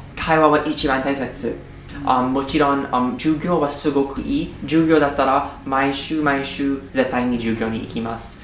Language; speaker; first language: Japanese; non-native, learner; English